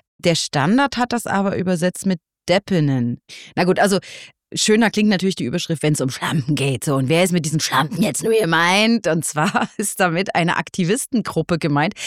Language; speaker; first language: German; native; German